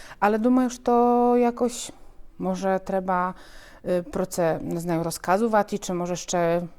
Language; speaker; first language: Polish; non-native, local second language; Ukrainian